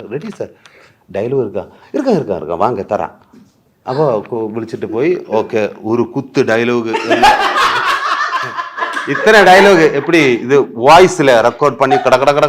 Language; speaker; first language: Tamil; non-native, learner; Malayalam